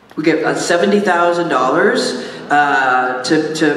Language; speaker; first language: English; native; English